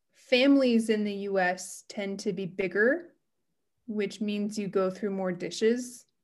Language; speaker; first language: English; native; English